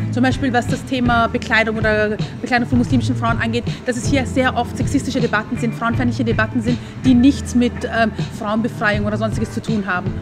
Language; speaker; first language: German; early bilingual, other home language; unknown